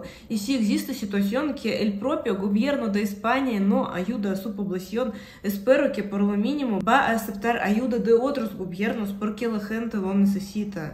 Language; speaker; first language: Spanish; non-native, fluent; Russian